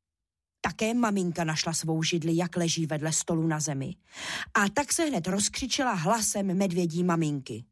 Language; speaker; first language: Czech; native; Czech